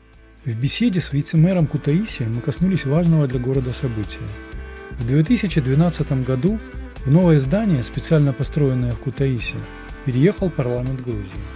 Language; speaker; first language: Russian; native; Russian